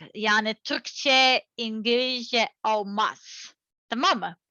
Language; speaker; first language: Turkish; non-native, learner; Serbian